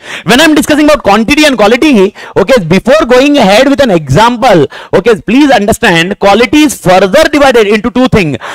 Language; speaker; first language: English; non-native, local second language; Hindi